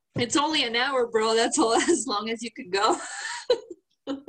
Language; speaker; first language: English; non-native, fluent; Spanish